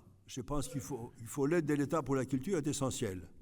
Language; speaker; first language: French; non-native, fluent; Greek